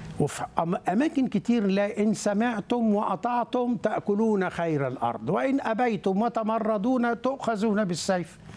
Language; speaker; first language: Arabic; native; Arabic